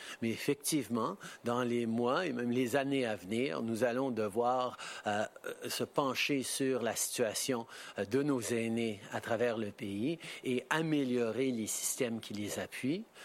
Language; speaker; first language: French; early bilingual, heritage; French